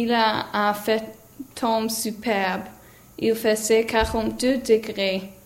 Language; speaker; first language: French; non-native, learner; English